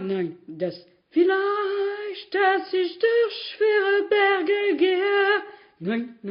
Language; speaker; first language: German; non-native, learner; French